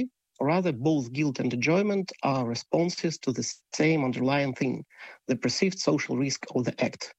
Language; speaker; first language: English; non-native, fluent; Russian